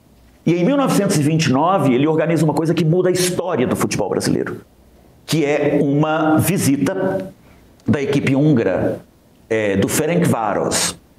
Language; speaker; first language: Portuguese; native; Portuguese